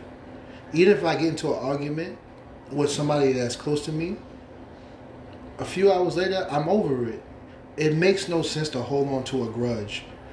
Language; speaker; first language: English; native; English